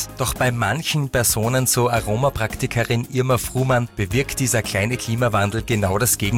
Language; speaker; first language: German; native; German